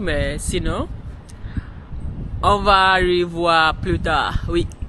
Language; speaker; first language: French; non-native, learner; English